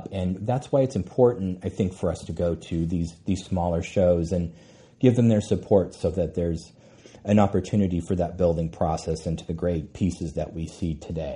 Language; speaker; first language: English; native; English